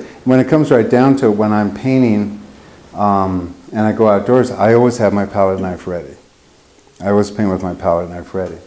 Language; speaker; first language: English; native; English